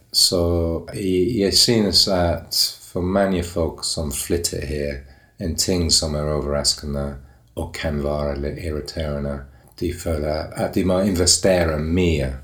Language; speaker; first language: Norwegian; non-native, learner; English